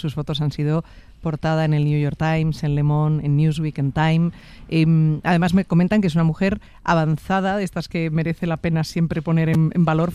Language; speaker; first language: Spanish; native; Spanish